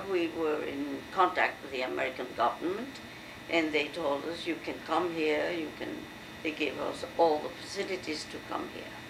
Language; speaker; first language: English; non-native, fluent; French